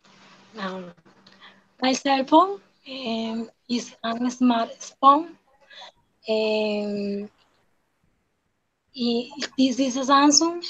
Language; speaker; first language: English; non-native, learner; Spanish